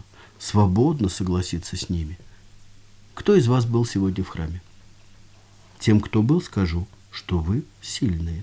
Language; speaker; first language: Russian; native; Russian